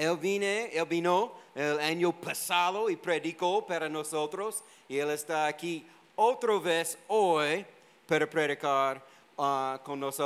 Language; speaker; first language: Spanish; non-native, fluent; English